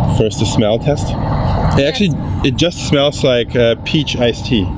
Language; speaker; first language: English; non-native, fluent; German